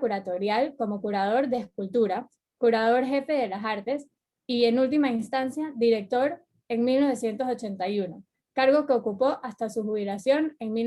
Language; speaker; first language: Spanish; native; Spanish